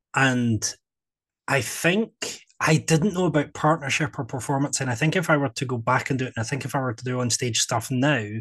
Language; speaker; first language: English; native; English